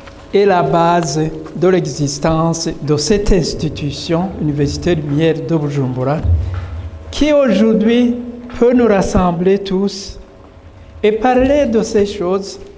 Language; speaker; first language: French; non-native, local second language; Rundi